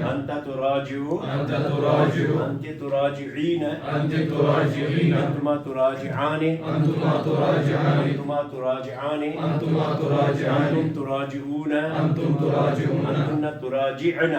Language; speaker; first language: Arabic; non-native, fluent; Urdu